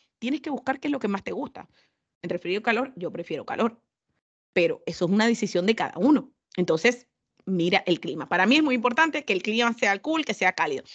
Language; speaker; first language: Spanish; native; Spanish